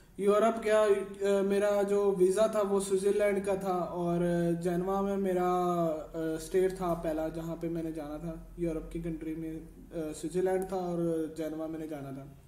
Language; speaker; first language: Urdu; non-native, local second language; Punjabi